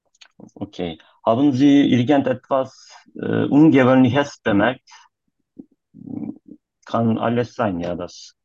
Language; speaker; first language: German; non-native, learner; Turkish